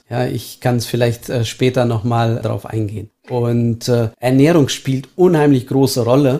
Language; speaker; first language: German; early bilingual, heritage; Estonian